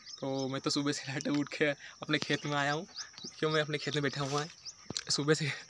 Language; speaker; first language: Hindi; native; Hindi